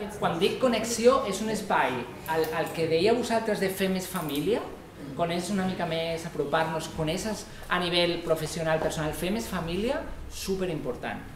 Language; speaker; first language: Catalan; non-native, local second language; Spanish